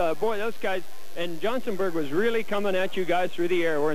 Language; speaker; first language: English; native; English